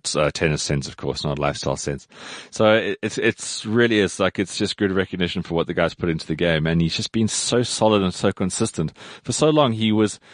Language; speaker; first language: English; native; English